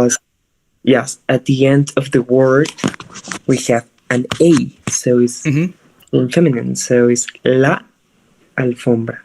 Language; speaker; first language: English; non-native, fluent; Spanish